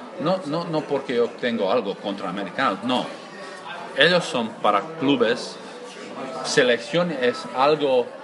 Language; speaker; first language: Spanish; non-native, learner; Croatian